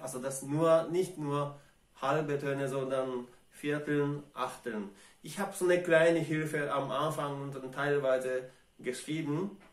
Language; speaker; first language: German; non-native, fluent; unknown